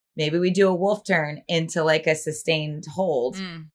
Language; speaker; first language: English; native; English